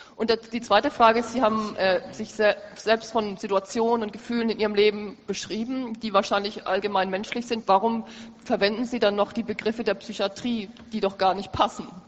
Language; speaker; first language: German; native; German